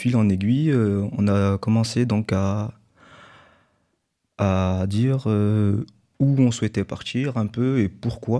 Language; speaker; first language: French; native; French